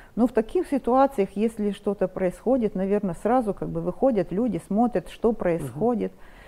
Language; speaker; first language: Russian; non-native, local second language; Romanian